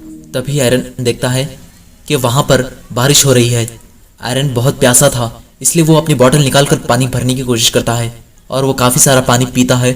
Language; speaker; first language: Hindi; native; Hindi